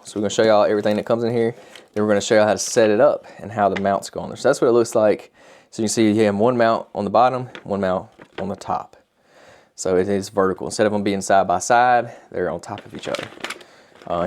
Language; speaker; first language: English; native; English